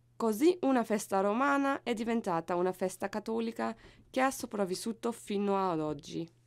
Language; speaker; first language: Italian; non-native, learner; German